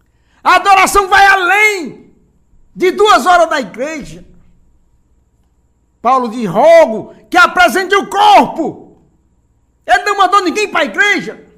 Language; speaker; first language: Portuguese; native; Portuguese